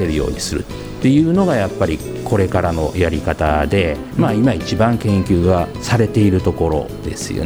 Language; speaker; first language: Japanese; native; Japanese